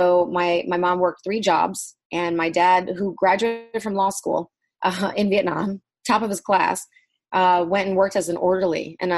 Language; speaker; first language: English; early bilingual, other home language; Vietnamese